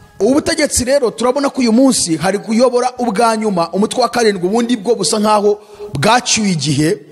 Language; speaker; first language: Kinyarwanda; native; Kinyarwanda